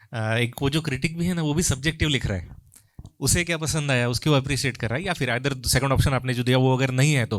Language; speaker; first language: Hindi; non-native, local second language; Marathi